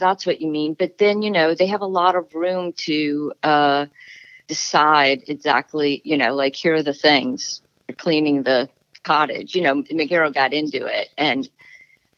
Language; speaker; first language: English; native; English